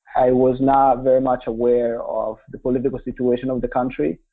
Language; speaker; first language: English; non-native, local second language; Kinyarwanda